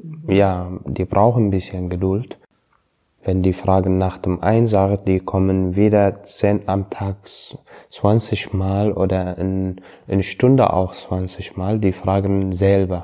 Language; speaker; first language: German; non-native, learner; Arabic